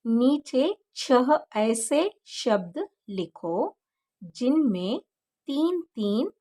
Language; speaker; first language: Hindi; non-native, local second language; Kannada